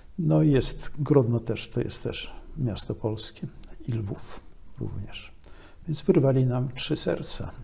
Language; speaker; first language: Polish; native; Polish